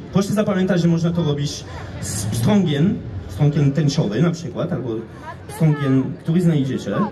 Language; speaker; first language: Polish; non-native, fluent; French